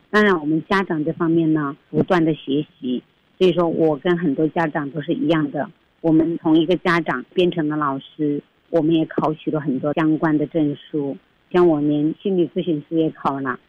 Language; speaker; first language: Chinese; native; Chinese